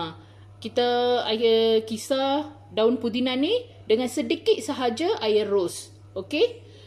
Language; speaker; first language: Malay; non-native, local second language; Tamil